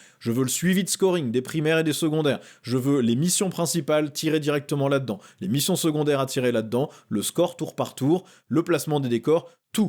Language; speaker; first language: French; native; French